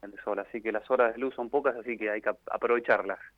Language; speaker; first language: Spanish; native; Spanish